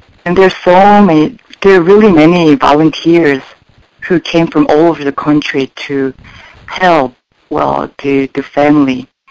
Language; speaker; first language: English; non-native, fluent; Korean